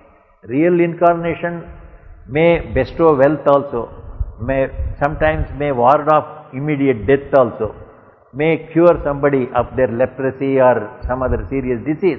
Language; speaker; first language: English; non-native, local second language; Tamil